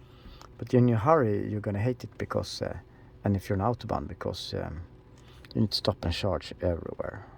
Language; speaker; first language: English; non-native, fluent; Swedish